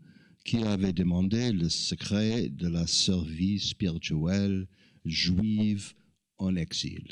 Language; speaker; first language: French; non-native, learner; English